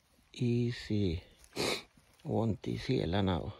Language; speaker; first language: English; non-native, learner; Swedish